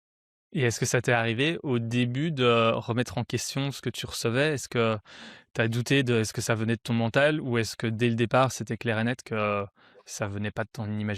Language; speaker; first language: French; native; French